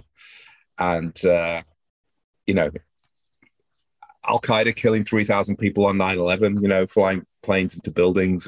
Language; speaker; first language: English; native; English